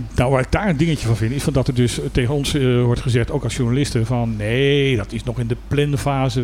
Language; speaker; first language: Dutch; native; Dutch